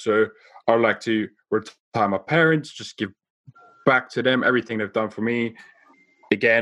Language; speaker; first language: English; non-native, local second language; Afrikaans